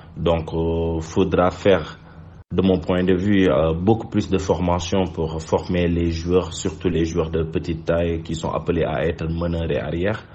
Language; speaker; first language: French; non-native, local second language; Wolof